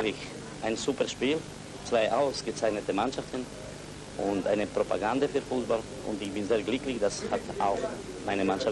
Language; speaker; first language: German; non-native, learner; Croatian